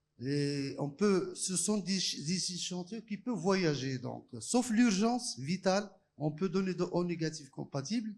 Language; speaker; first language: French; non-native, local second language; Arabic